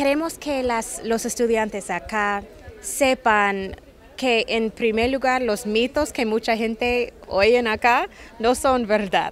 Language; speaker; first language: Spanish; non-native, fluent; English